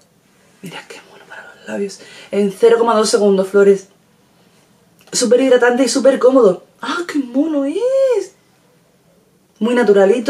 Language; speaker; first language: Spanish; native; Spanish